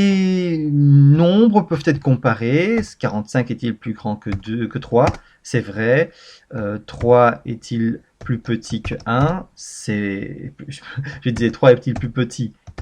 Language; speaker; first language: French; native; French